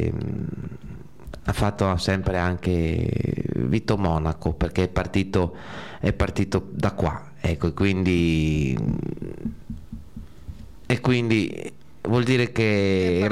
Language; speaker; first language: Italian; native; Italian